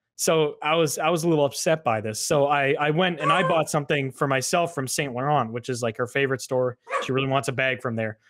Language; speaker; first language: English; native; English